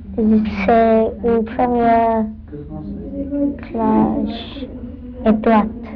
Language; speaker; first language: French; non-native, learner; English